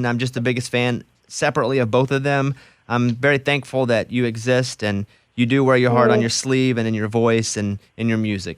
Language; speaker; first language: English; native; English